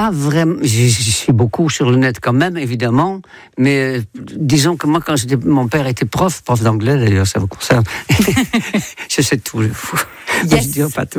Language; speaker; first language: French; non-native, fluent; Dutch